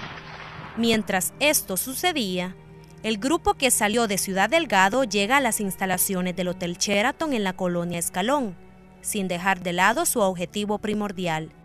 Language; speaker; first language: Spanish; native; Spanish